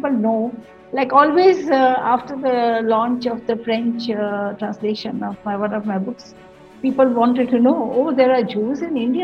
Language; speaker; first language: English; non-native, local second language; Marathi